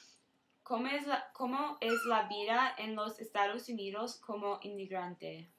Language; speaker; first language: Spanish; non-native, learner; English